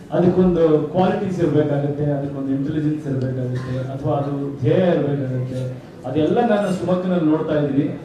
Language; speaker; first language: Kannada; native; Kannada